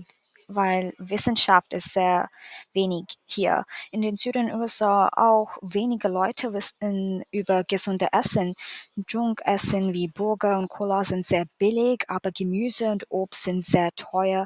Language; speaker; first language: German; non-native, learner; English